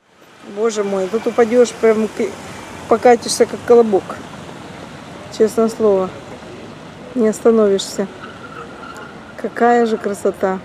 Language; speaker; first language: Russian; native; Russian